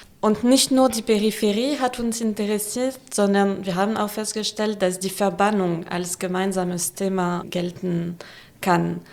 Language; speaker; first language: German; non-native, fluent; French